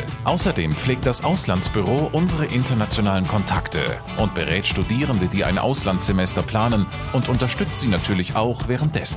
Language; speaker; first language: German; native; German